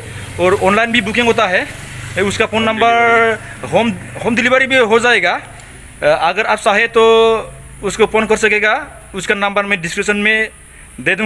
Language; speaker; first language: Hindi; non-native, local second language; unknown